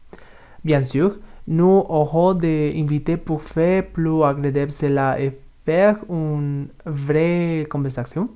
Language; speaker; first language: French; non-native, learner; Spanish